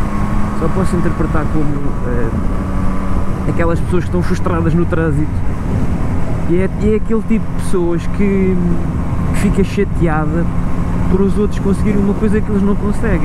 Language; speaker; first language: Portuguese; native; Portuguese